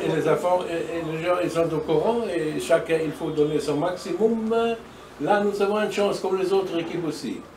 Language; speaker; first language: French; non-native, learner; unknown